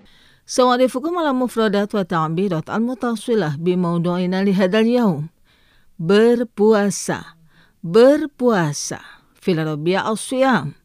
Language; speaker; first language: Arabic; non-native, fluent; Indonesian